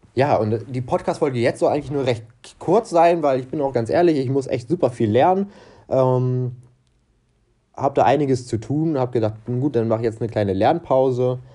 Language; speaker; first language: German; non-native, fluent; Portuguese